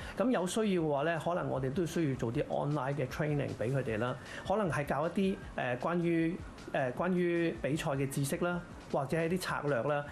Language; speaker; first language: Cantonese; native; Cantonese